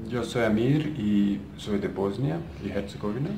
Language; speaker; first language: Spanish; non-native, fluent; Bosnian